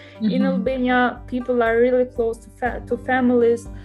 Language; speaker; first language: English; non-native, fluent; Albanian